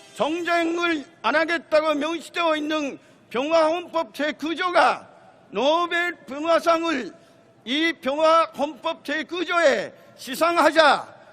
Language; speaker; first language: Korean; non-native, fluent; Japanese